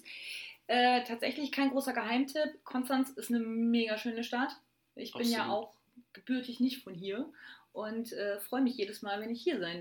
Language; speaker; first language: German; native; German